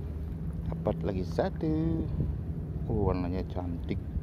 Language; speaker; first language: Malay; non-native, local second language; Balinese